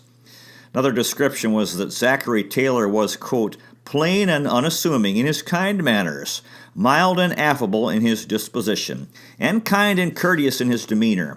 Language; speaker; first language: English; native; English